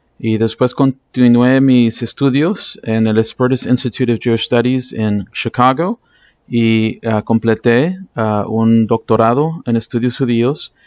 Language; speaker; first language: Spanish; early bilingual, heritage; English